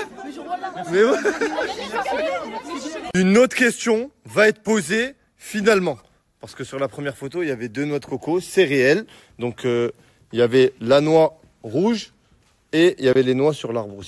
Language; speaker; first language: French; native; French